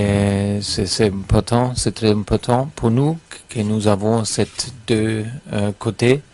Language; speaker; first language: French; non-native, fluent; German